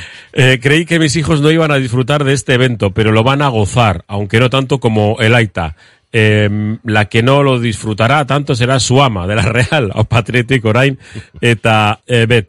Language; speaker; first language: Spanish; native; Spanish